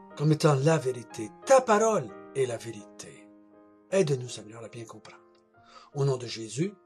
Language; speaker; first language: French; native; French